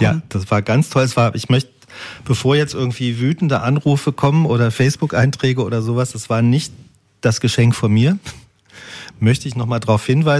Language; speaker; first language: German; native; German